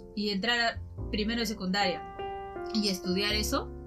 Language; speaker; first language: Spanish; early bilingual, heritage; Japanese